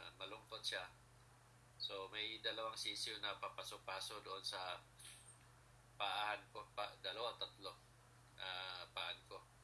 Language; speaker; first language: Filipino; non-native, local second language; Cebuano